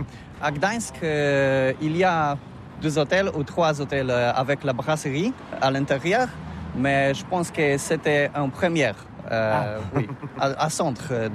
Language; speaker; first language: French; non-native, learner; Polish